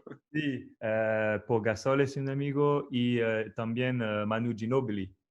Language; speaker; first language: Spanish; non-native, learner; French